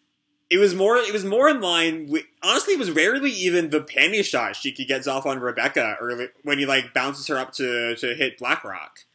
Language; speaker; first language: English; native; English